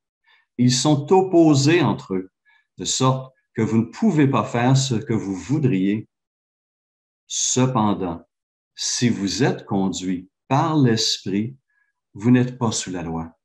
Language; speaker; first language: French; native; French